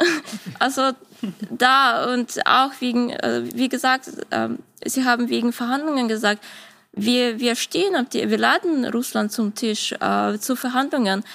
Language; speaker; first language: German; non-native, fluent; Ukrainian